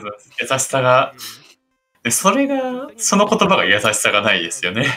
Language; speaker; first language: Japanese; native; Japanese